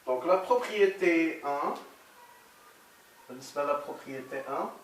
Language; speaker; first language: French; non-native, local second language; Arabic